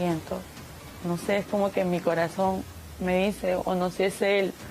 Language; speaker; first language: Spanish; native; Spanish